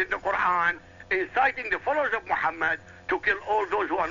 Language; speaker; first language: English; non-native, fluent; Arabic